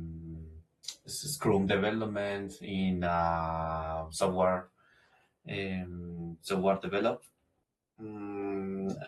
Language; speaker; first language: English; non-native, learner; Spanish